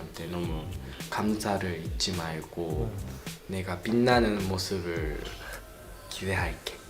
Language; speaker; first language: Korean; non-native, learner; Japanese